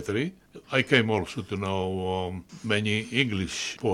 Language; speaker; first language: English; non-native, fluent; Greek